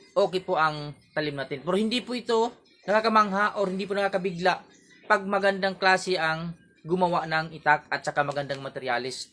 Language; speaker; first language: Filipino; non-native, local second language; Waray